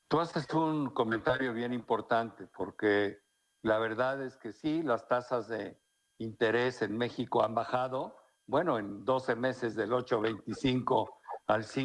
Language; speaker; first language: Spanish; native; Spanish